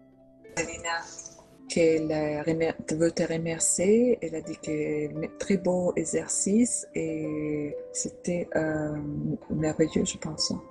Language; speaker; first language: French; non-native, fluent; Italian